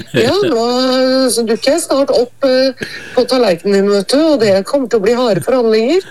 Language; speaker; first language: Norwegian; native; Norwegian